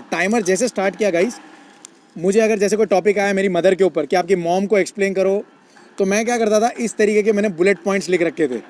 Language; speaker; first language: Hindi; non-native, local second language; Gujarati